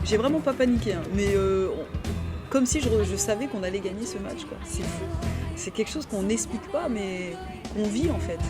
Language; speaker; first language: French; early bilingual, other home language; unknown